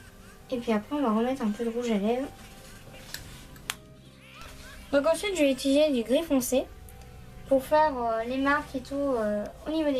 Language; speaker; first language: French; native; French